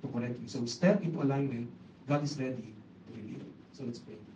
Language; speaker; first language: English; non-native, local second language; Filipino